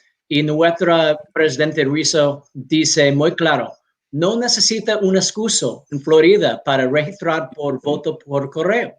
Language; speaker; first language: Spanish; non-native, learner; English